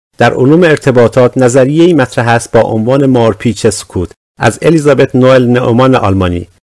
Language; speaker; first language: Persian; non-native, local second language; Azerbaijani